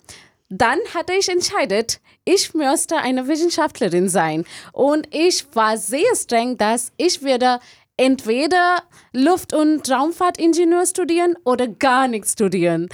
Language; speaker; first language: German; non-native, learner; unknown